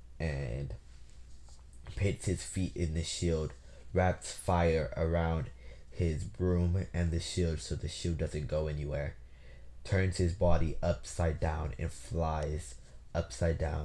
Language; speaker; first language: English; native; English